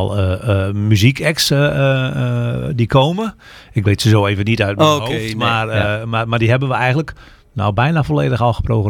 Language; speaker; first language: Dutch; native; Dutch